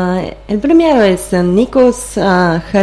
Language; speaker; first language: Spanish; non-native, learner; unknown